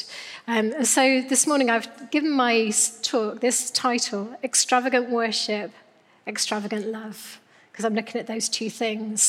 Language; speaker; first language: English; native; English